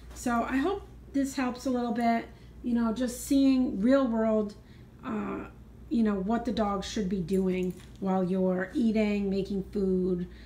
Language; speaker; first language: English; native; English